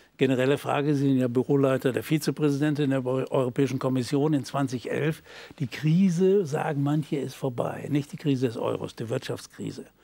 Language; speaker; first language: German; native; German